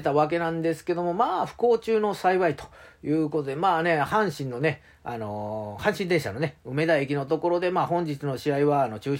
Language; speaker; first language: Japanese; native; Japanese